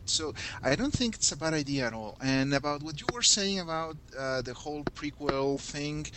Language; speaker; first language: English; non-native, fluent; Spanish